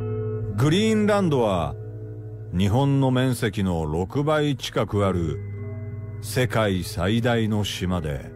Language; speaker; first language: Japanese; native; Japanese